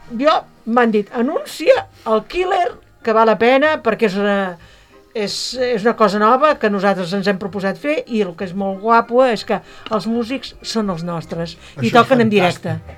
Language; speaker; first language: Catalan; native; Catalan